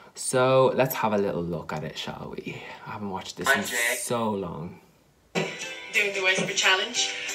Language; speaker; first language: English; native; English